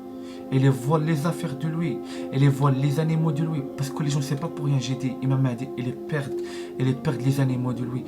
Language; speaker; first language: French; non-native, learner; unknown